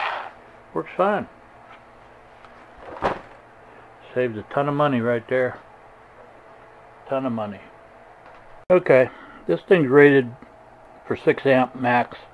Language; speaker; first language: English; native; English